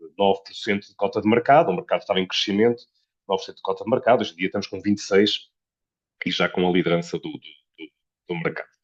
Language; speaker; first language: Portuguese; native; Portuguese